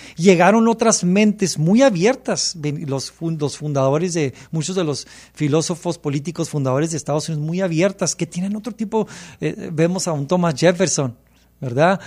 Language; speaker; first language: Spanish; early bilingual, heritage; Spanish